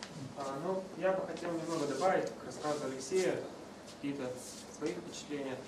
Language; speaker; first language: Russian; native; Russian